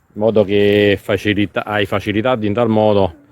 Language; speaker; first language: Italian; native; Italian